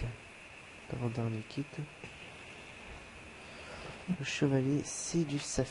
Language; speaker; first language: French; native; French